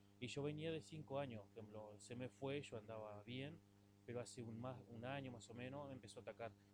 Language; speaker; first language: Spanish; native; Spanish